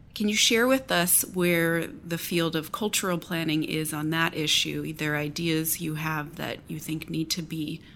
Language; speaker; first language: English; native; English